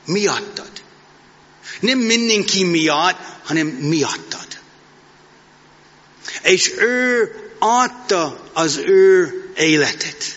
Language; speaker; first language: Hungarian; non-native, fluent; English